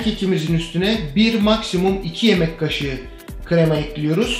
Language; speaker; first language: Turkish; native; Turkish